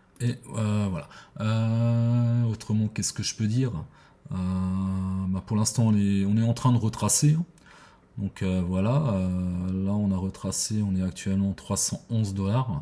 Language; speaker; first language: French; native; French